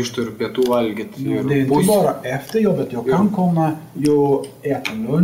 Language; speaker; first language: Swedish; non-native, learner; Lithuanian